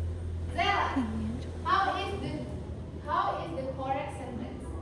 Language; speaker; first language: English; non-native, learner; Indonesian